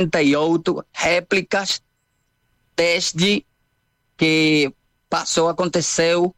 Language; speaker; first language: Portuguese; non-native, learner; Spanish